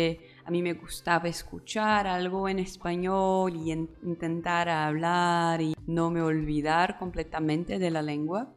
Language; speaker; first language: Spanish; non-native, learner; Portuguese